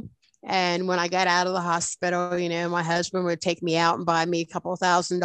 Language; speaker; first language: English; native; English